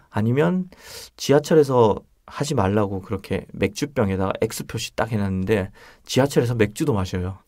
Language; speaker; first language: Korean; native; Korean